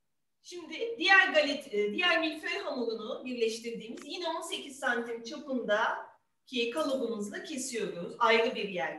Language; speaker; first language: Turkish; native; Turkish